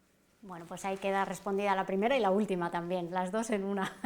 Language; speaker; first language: Spanish; native; Spanish